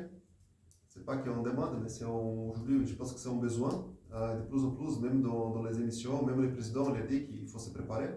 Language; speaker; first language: French; non-native, fluent; Portuguese